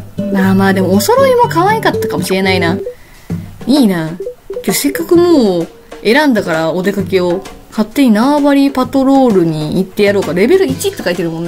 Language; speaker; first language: Japanese; native; Japanese